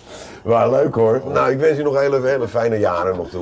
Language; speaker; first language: Dutch; native; Dutch